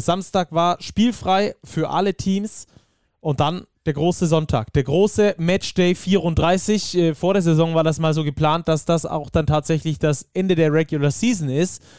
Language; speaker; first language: German; native; German